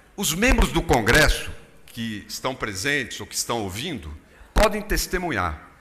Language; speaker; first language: Portuguese; native; Portuguese